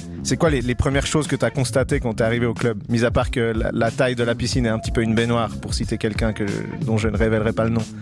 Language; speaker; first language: French; native; French